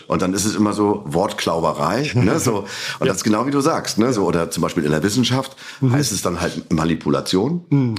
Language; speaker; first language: German; native; German